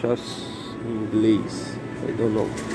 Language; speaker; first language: English; non-native, learner; Portuguese